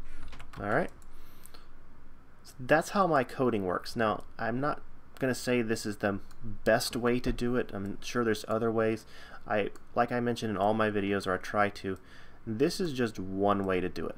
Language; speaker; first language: English; native; English